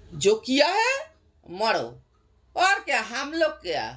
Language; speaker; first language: Hindi; non-native, local second language; Bangla